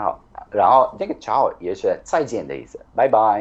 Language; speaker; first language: Chinese; non-native, fluent; Italian